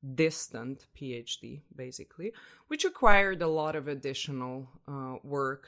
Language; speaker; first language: English; non-native, fluent; Hungarian